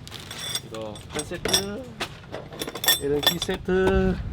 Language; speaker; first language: Korean; non-native, learner; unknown